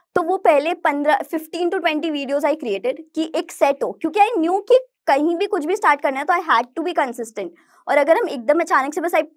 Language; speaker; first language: Hindi; native; Hindi